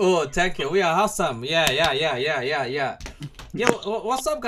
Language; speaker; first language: English; non-native, learner; Somali